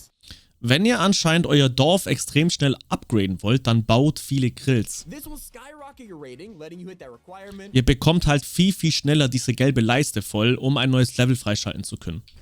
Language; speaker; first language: German; native; German